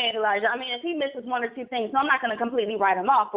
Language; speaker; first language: English; native; English